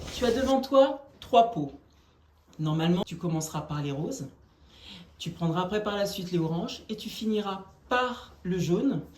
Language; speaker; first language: French; native; French